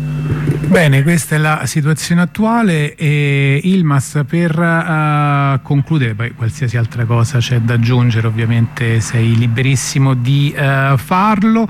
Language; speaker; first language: Italian; native; Italian